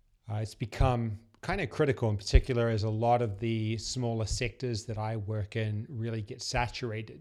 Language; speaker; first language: English; native; English